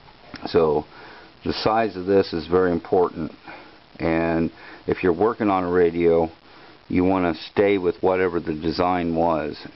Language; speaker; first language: English; native; English